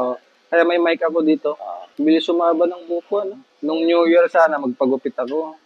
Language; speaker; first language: Filipino; native; Filipino